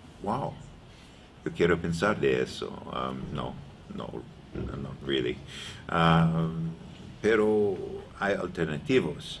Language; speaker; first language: Spanish; non-native, learner; English